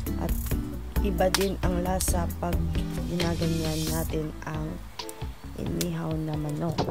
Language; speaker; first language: Filipino; non-native, local second language; Hiligaynon